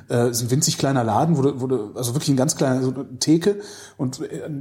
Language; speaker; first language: German; native; German